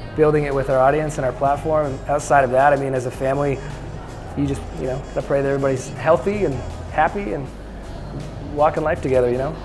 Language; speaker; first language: English; native; English